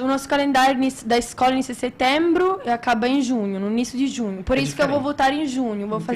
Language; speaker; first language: Portuguese; non-native, fluent; Italian